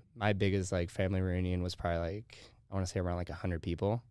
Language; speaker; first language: English; early bilingual, heritage; Spanish